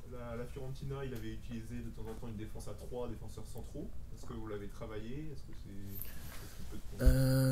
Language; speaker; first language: French; native; French